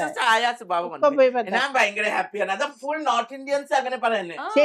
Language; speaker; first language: Malayalam; non-native, fluent; Assamese